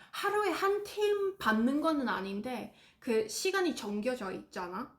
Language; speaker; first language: Korean; non-native, fluent; English